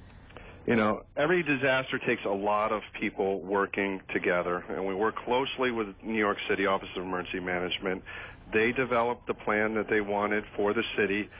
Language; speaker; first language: English; native; English